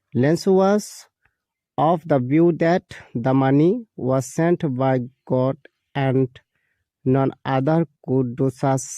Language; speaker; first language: English; non-native, local second language; Assamese